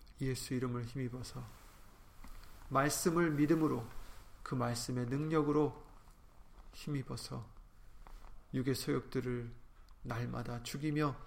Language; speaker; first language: Korean; native; Korean